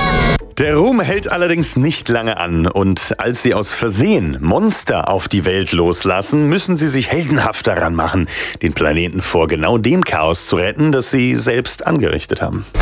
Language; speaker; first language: German; native; German